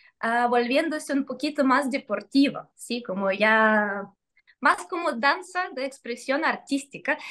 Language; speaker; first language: Spanish; non-native, fluent; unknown